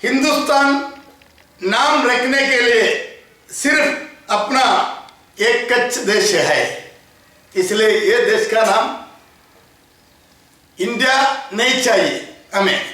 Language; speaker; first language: Hindi; non-native, local second language; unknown